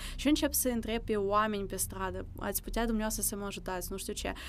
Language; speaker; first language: Romanian; early bilingual, other home language; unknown